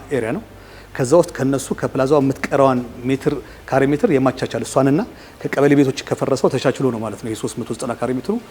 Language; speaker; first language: Amharic; native; Amharic